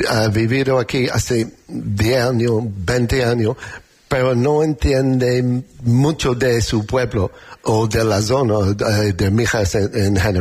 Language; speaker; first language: Spanish; non-native, learner; English